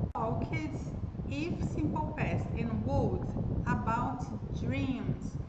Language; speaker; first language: English; non-native, fluent; Portuguese